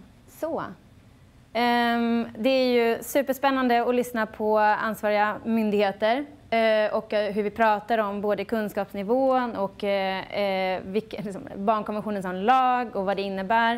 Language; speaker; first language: Swedish; native; Swedish